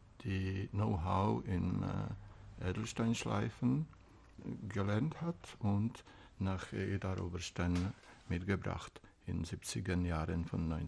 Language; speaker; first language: German; non-native, fluent; Czech